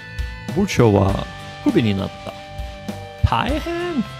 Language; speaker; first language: Japanese; non-native, learner; English